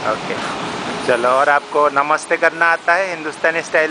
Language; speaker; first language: Hindi; native; Hindi